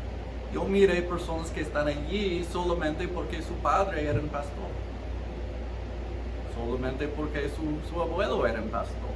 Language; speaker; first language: Spanish; early bilingual, heritage; Spanish